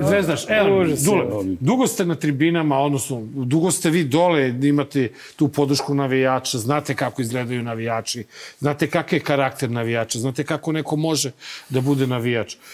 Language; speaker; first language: Serbian; native; Serbian